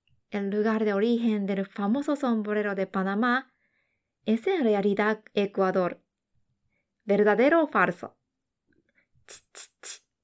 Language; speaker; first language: Spanish; non-native, fluent; Japanese